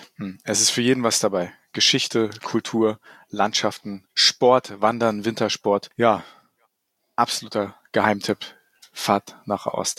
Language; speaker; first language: German; native; German